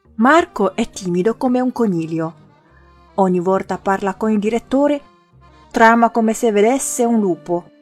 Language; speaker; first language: Italian; non-native, fluent; Chinese